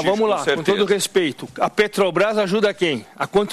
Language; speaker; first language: Portuguese; native; Portuguese